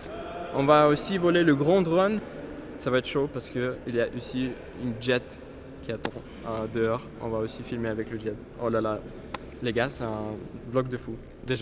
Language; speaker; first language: French; non-native, fluent; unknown